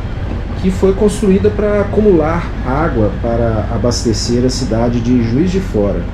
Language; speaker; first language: Portuguese; native; Portuguese